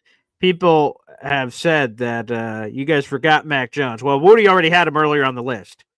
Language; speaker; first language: English; native; English